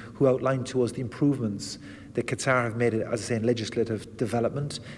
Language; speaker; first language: English; native; English